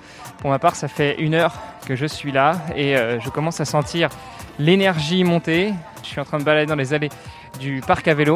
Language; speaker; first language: French; native; French